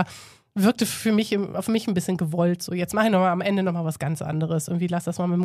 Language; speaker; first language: German; native; German